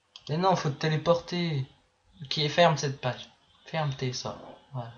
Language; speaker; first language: French; native; French